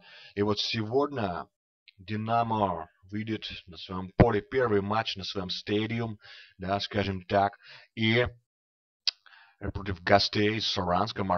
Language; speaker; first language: Russian; non-native, fluent; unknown